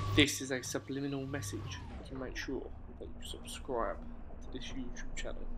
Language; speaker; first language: English; native; English